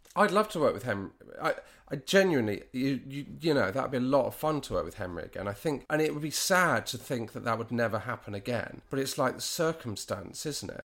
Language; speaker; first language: English; native; English